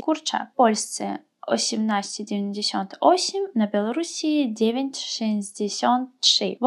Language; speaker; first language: Polish; non-native, fluent; Russian